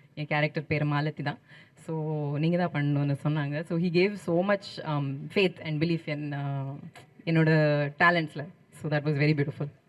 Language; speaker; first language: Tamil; non-native, learner; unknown